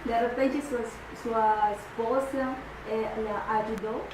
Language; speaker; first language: Portuguese; non-native, fluent; Spanish